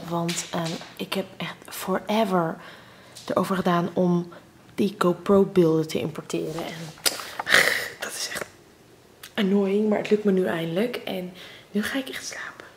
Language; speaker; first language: Dutch; early bilingual, other home language; Russian